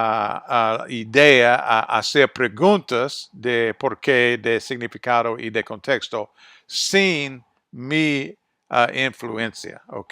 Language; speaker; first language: Spanish; non-native, fluent; English